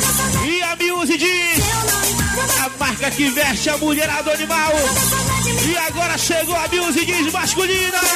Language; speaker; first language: Portuguese; native; Portuguese